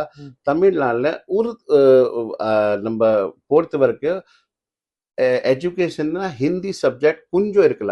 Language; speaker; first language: Tamil; non-native, fluent; Hindi